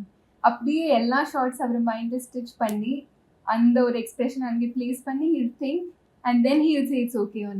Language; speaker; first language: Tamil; non-native, local second language; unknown